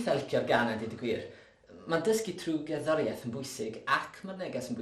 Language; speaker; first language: Welsh; non-native, local second language; English